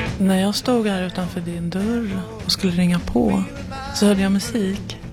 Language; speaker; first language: Swedish; native; Swedish